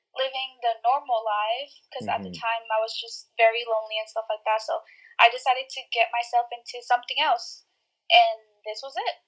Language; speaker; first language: English; early bilingual, other home language; Spanish